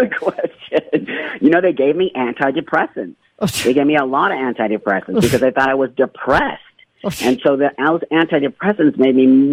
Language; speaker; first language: English; native; English